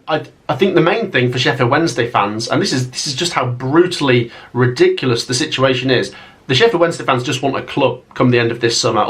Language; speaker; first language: English; native; English